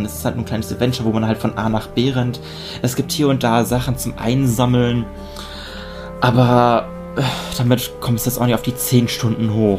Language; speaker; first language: German; native; German